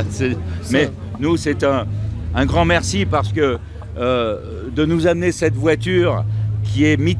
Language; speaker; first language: French; native; French